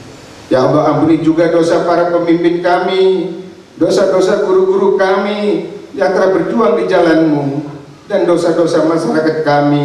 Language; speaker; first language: Indonesian; native; Indonesian